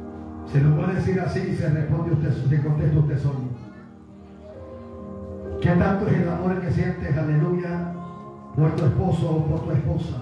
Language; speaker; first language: Spanish; native; Spanish